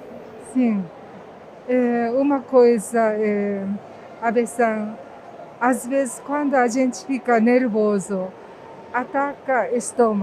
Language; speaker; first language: Portuguese; non-native, fluent; Japanese